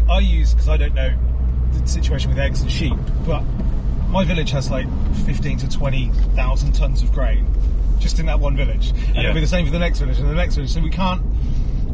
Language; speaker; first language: English; native; English